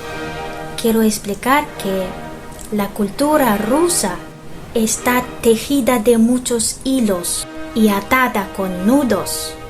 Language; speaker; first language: Spanish; non-native, fluent; Russian